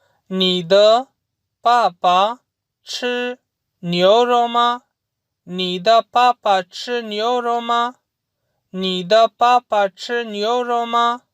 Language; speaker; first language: Chinese; non-native, fluent; Urdu